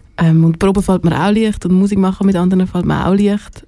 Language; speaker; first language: German; native; German